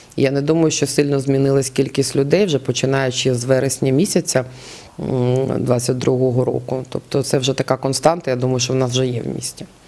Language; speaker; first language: Ukrainian; native; Ukrainian